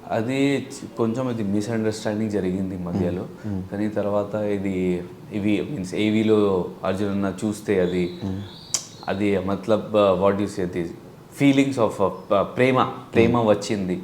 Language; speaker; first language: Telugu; non-native, local second language; Urdu